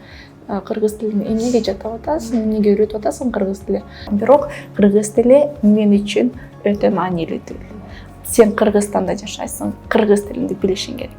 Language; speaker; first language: Kyrgyz; non-native, fluent; Russian